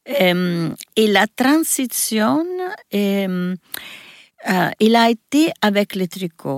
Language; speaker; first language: French; non-native, learner; Italian